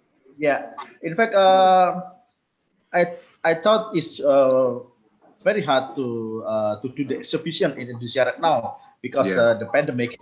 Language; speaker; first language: English; non-native, learner; Indonesian